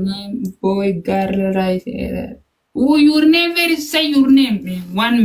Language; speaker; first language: English; non-native, learner; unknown